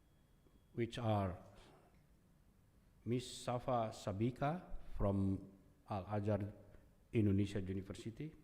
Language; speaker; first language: English; non-native, fluent; Indonesian